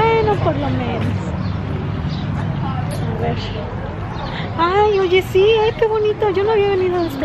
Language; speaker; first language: Spanish; native; Spanish